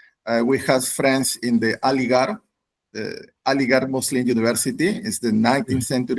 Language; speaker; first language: English; non-native, learner; Spanish